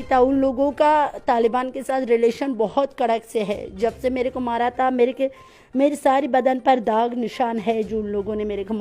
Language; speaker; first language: Hindi; non-native, fluent; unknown